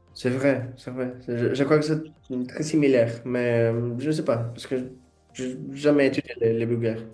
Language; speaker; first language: French; non-native, fluent; Portuguese